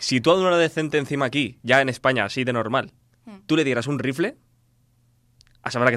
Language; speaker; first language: Spanish; native; Spanish